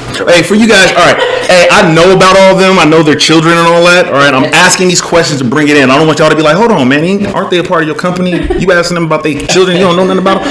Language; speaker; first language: English; native; English